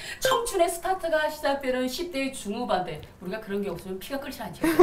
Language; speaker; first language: Korean; native; Korean